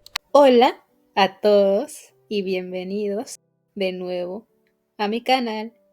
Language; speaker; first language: Spanish; non-native, fluent; English